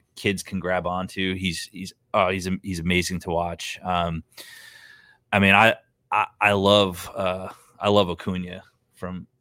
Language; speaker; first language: English; native; English